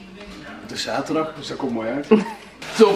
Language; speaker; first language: Dutch; native; Dutch